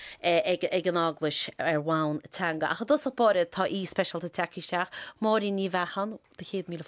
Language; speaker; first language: Irish; native; Irish